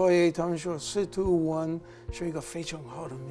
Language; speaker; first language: Chinese; non-native, learner; English